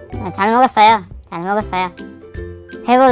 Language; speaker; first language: Korean; non-native, learner; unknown